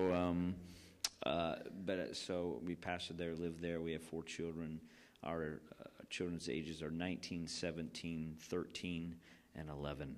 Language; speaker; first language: English; native; English